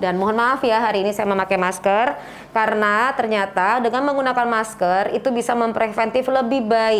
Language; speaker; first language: Indonesian; native; Indonesian